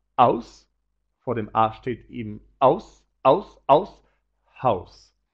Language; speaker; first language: German; non-native, fluent; Polish